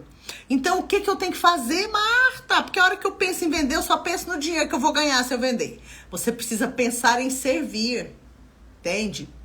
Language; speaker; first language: Portuguese; native; Portuguese